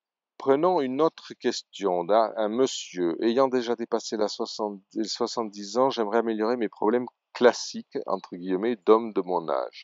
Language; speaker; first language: French; native; French